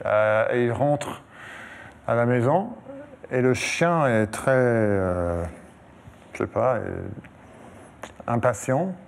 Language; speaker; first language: French; non-native, fluent; English